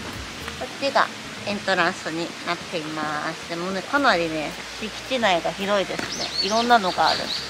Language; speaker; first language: Japanese; native; Japanese